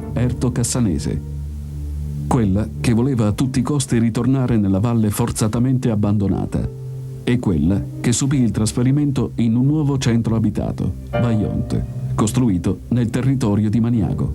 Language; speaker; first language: Italian; native; Italian